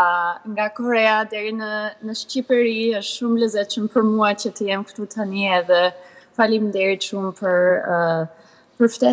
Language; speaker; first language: Albanian; early bilingual, heritage; Albanian